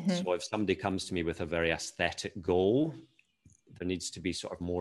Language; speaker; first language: English; native; English